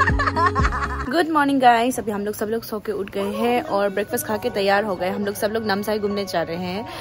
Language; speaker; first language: Hindi; non-native, local second language; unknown